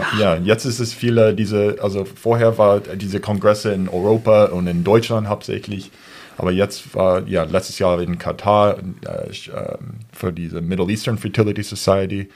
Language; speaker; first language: German; non-native, fluent; English